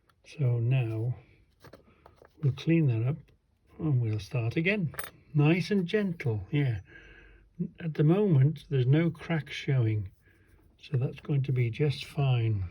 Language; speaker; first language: English; native; English